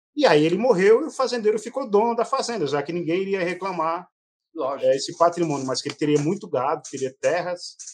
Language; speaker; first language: Portuguese; native; Portuguese